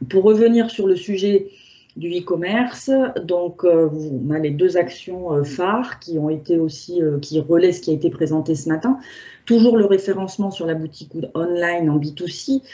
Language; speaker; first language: French; native; French